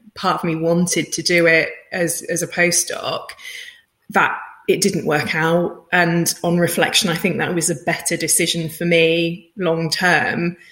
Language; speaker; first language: English; native; English